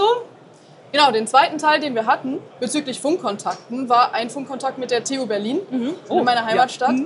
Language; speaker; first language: German; native; German